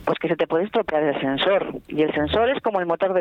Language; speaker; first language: Spanish; native; Spanish